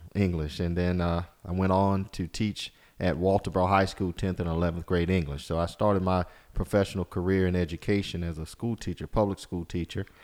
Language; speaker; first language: English; native; English